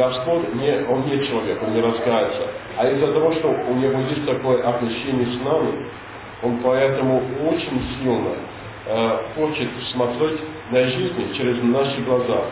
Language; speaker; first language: Russian; non-native, learner; English